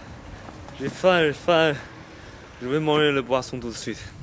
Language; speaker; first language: French; non-native, learner; Chinese